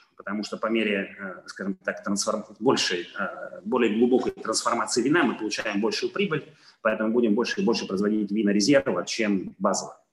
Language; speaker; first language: Russian; non-native, fluent; Italian